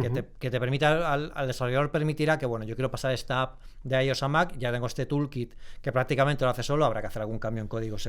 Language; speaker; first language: Spanish; native; Spanish